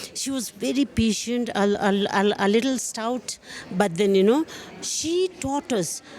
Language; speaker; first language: English; non-native, local second language; Nepali